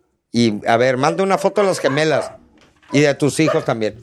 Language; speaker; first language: Spanish; early bilingual, heritage; Spanish